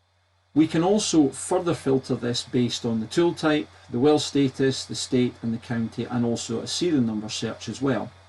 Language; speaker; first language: English; native; English